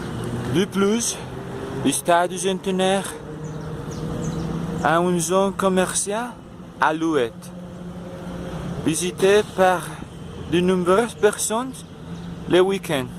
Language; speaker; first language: French; non-native, learner; Spanish